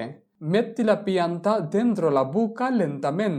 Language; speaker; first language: Italian; non-native, fluent; Bangla